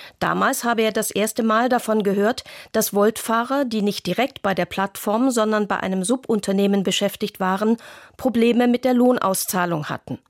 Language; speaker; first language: German; native; German